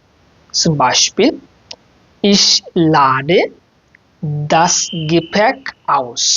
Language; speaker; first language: German; non-native, fluent; Bangla